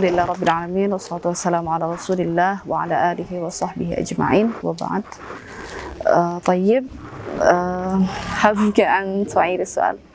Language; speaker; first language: Arabic; non-native, fluent; Indonesian